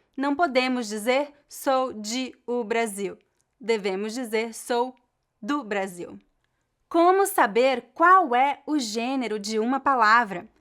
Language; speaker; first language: Portuguese; native; Portuguese